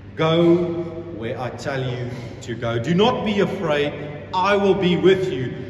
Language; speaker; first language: English; non-native, local second language; Afrikaans